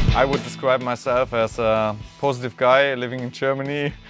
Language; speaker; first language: English; non-native, fluent; German